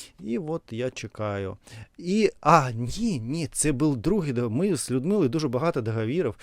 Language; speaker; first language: Ukrainian; non-native, learner; Russian